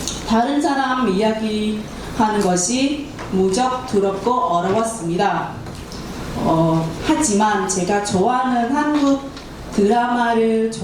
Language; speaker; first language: Korean; non-native, learner; Khmer